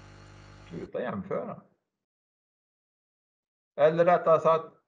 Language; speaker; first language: Swedish; native; Swedish